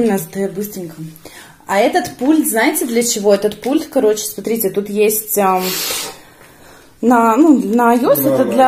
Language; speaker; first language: Russian; native; Russian